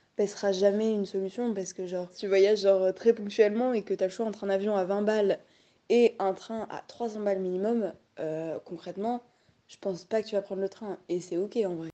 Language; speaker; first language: French; native; French